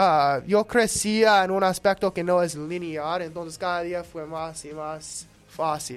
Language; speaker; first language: Spanish; non-native, learner; English